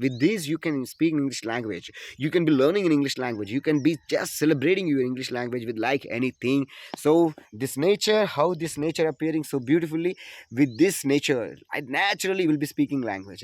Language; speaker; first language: English; non-native, local second language; Telugu